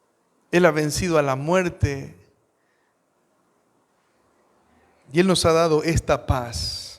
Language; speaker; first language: Spanish; native; Spanish